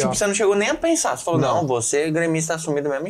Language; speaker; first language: Portuguese; native; Portuguese